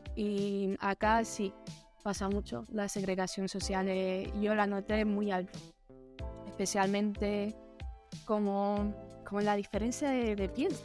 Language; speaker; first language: Spanish; early bilingual, heritage; Spanish